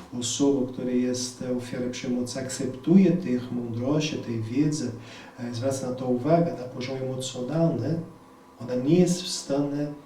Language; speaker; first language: Polish; non-native, fluent; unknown